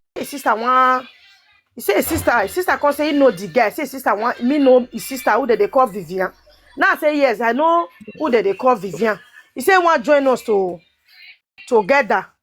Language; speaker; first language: Nigerian Pidgin; native; Nigerian Pidgin